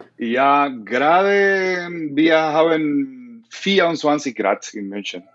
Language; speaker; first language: German; non-native, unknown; Spanish